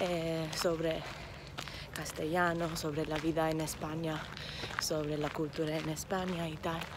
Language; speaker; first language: Spanish; non-native, fluent; Turkish